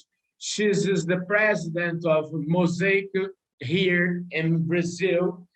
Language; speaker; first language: English; non-native, learner; Portuguese